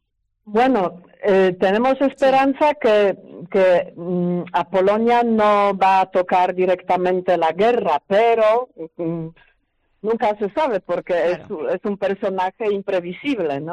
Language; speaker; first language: Spanish; non-native, fluent; Polish